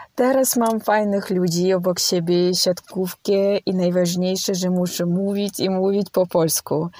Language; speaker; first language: Polish; non-native, learner; Ukrainian